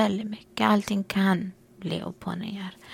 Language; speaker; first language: Swedish; non-native, fluent; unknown